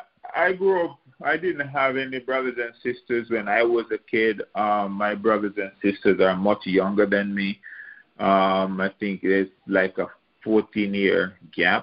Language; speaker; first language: English; non-native, local second language; Jamaican Creole English